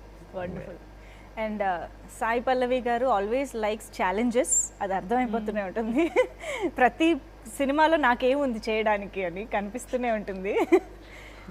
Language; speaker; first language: Telugu; native; Telugu